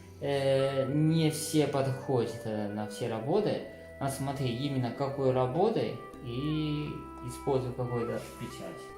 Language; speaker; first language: Russian; non-native, learner; Chinese